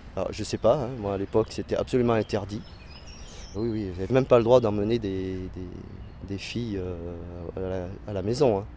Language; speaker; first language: French; native; French